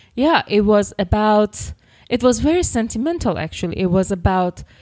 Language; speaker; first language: English; non-native, fluent; Persian